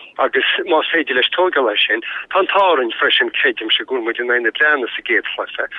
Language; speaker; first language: Irish; native; Irish